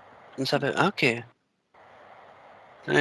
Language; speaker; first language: French; native; French